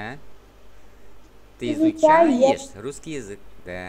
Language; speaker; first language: Russian; non-native, fluent; Vietnamese